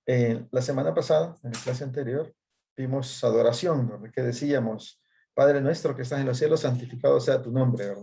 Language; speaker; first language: Spanish; native; Spanish